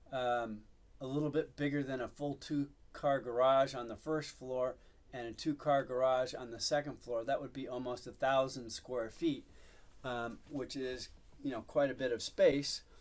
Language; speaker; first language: English; native; English